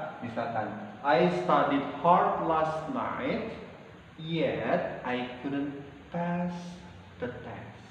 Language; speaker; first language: English; non-native, fluent; Indonesian